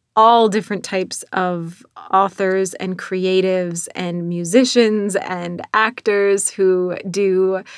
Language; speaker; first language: English; native; English